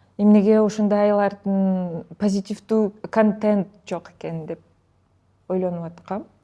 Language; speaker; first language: Kyrgyz; non-native, local second language; Russian